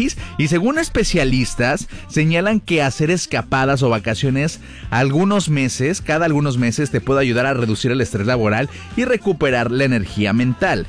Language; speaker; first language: Spanish; native; Spanish